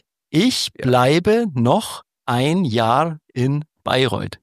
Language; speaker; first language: German; native; German